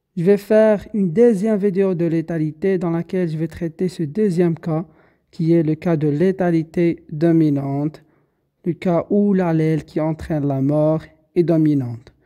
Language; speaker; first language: French; non-native, local second language; Arabic